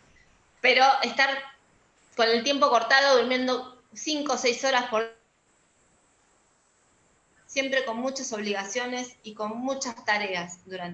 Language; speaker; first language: Spanish; native; Spanish